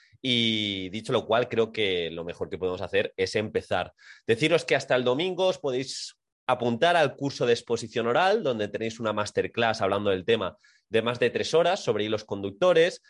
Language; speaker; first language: Spanish; native; Spanish